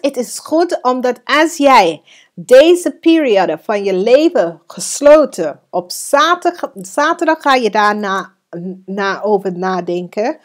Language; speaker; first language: Dutch; non-native, fluent; English